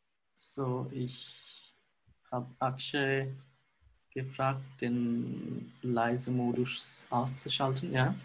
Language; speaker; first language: German; non-native, fluent; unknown